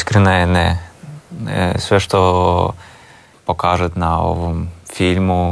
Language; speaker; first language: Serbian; non-native, learner; Russian